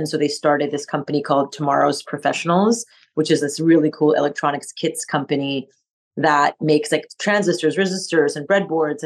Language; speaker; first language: English; non-native, fluent; French